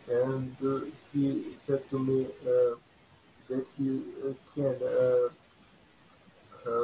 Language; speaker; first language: English; non-native, learner; Bosnian